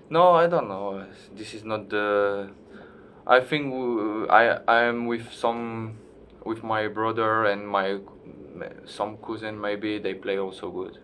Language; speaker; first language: English; non-native, learner; French